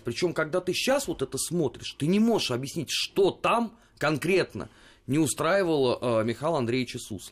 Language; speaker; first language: Russian; native; Russian